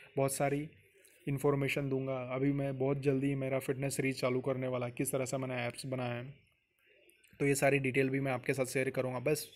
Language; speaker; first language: Hindi; native; Hindi